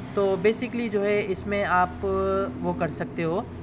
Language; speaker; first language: Hindi; non-native, local second language; Urdu